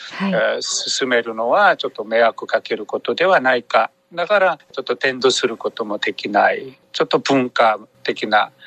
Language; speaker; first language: Japanese; non-native, fluent; Korean